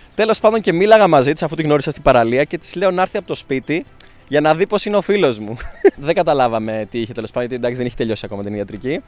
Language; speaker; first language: Greek; early bilingual, other home language; Albanian